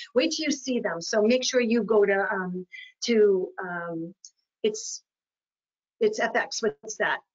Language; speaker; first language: English; native; English